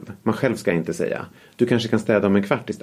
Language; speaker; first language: Swedish; native; Swedish